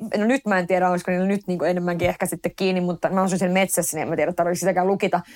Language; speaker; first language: Finnish; early bilingual, heritage; Finnish